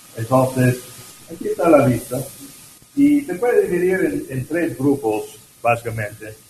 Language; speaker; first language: Spanish; non-native, fluent; English